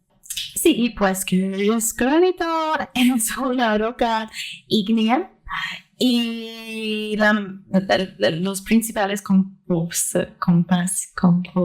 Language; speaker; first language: Spanish; early bilingual, heritage; Spanish